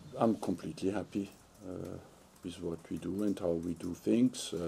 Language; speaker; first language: English; non-native, fluent; French